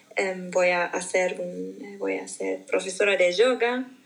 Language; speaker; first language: Spanish; non-native, fluent; German